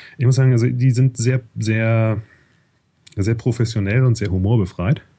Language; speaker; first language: German; native; German